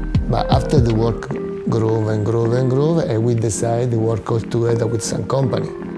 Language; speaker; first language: English; non-native, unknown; Italian